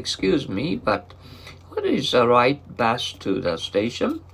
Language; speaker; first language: English; non-native, fluent; Japanese